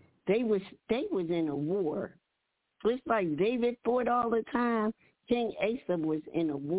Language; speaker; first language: English; native; English